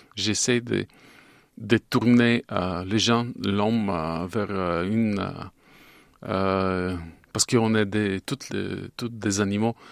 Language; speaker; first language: French; non-native, fluent; Bulgarian